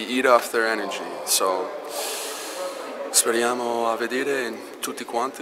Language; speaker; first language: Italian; non-native, learner; English